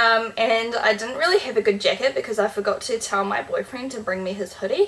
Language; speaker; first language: English; native; English